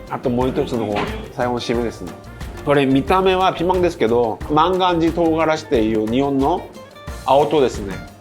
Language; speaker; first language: Japanese; non-native, fluent; Korean